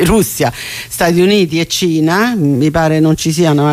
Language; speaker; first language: Italian; native; Italian